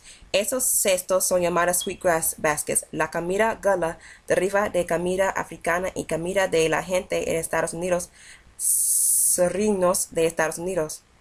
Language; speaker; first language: Spanish; non-native, learner; English